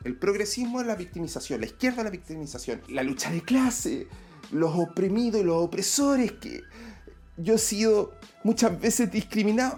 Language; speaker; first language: Spanish; native; Spanish